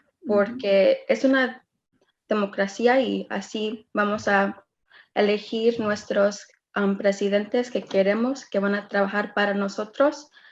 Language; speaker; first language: Spanish; early bilingual, heritage; Spanish